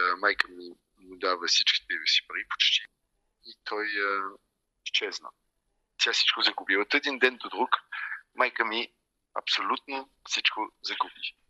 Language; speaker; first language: Bulgarian; early bilingual, heritage; Bulgarian